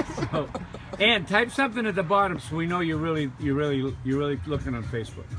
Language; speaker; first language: English; native; English